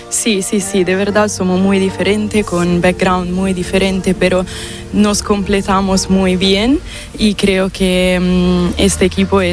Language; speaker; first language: Spanish; non-native, fluent; Italian